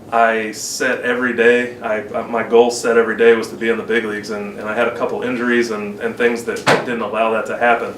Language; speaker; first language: English; native; English